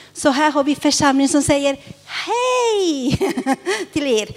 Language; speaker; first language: Swedish; early bilingual, other home language; Spanish